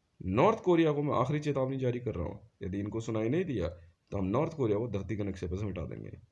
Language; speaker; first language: Hindi; native; Hindi